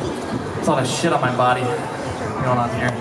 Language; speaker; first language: English; native; English